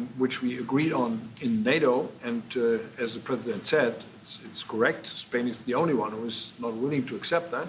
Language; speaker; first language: English; non-native, fluent; German